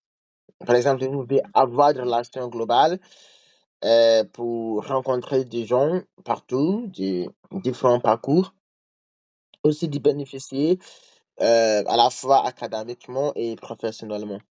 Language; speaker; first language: French; non-native, learner; English